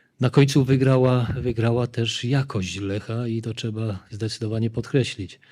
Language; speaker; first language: Polish; native; Polish